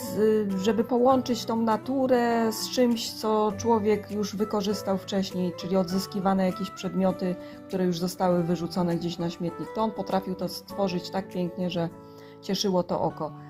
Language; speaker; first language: Polish; native; Polish